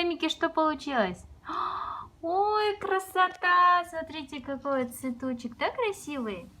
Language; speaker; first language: Russian; non-native, local second language; Kazakh